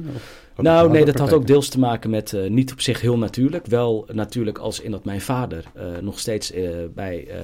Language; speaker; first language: Dutch; native; Dutch